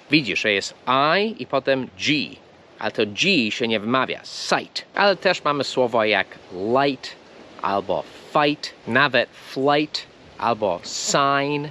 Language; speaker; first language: Polish; non-native, fluent; English